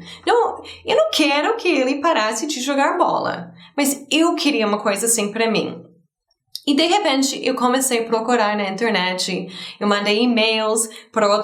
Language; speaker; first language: Portuguese; non-native, fluent; English